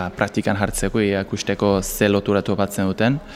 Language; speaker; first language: Basque; non-native, fluent; English